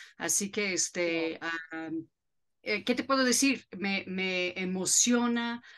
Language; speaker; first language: Spanish; non-native, fluent; English